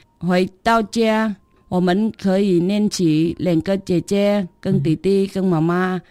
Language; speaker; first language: Chinese; non-native, learner; Vietnamese